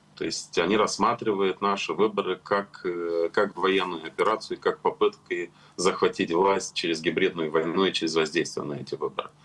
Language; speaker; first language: Russian; non-native, local second language; Romanian